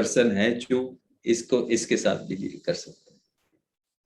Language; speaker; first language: Hindi; native; Hindi